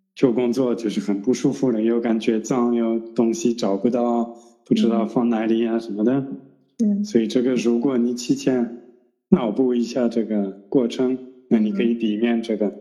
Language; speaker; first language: Chinese; non-native, fluent; French